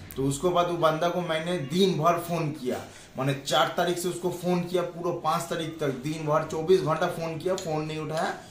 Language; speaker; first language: Hindi; non-native, local second language; Bangla